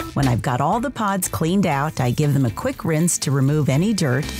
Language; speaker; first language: English; native; English